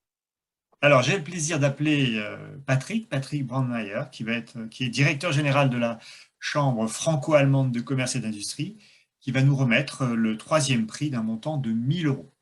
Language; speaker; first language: French; native; French